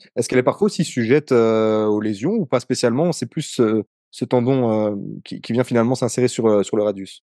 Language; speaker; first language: French; native; French